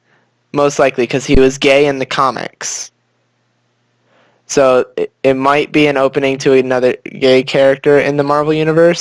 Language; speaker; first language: English; native; English